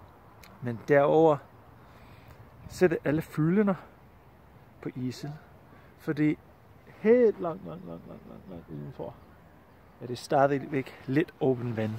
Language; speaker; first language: Danish; non-native, learner; English